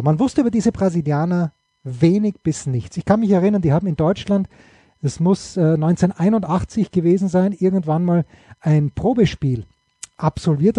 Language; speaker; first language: German; native; German